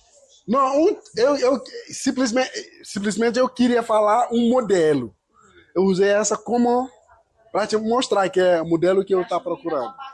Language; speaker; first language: Portuguese; non-native, learner; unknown